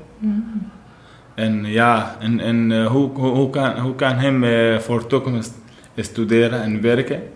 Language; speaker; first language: Dutch; non-native, learner; Arabic